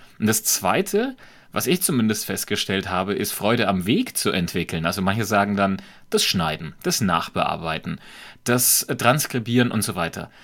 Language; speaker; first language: German; native; German